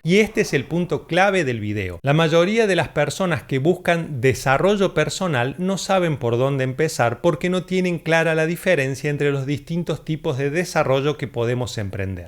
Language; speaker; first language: Spanish; native; Spanish